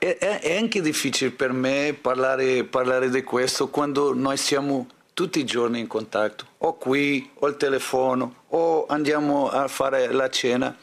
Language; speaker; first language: Italian; non-native, fluent; Portuguese